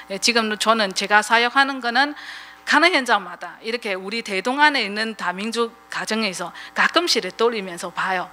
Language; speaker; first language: Korean; non-native, fluent; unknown